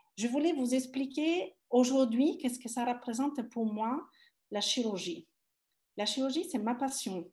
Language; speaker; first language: French; non-native, fluent; Italian